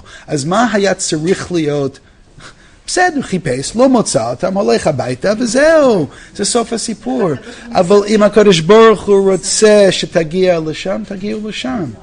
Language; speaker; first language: Hebrew; non-native, fluent; English